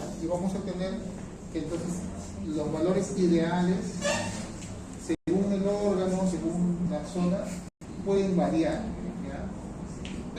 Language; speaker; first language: Spanish; native; Spanish